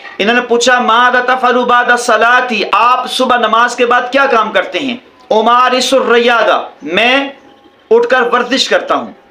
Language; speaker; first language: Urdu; native; Urdu